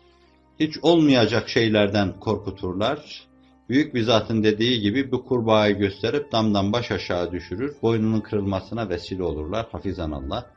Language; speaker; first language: Turkish; native; Turkish